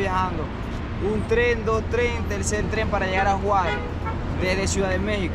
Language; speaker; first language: Spanish; native; Spanish